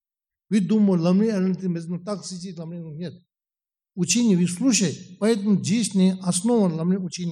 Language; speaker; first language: Russian; non-native, learner; Tibetan